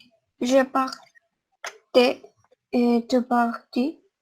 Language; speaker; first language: French; non-native, learner; Spanish